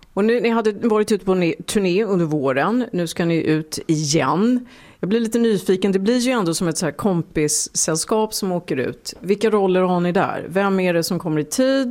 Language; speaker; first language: Swedish; native; Swedish